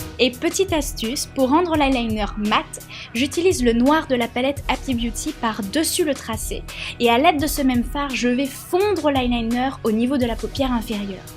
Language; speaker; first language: French; native; French